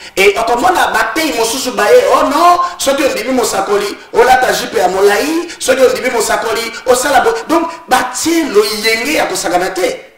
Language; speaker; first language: Lingala; native; Lingala